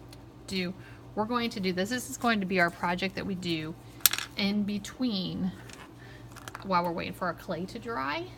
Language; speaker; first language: English; native; English